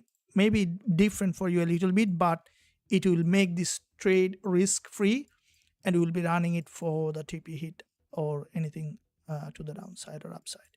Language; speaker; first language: English; non-native, fluent; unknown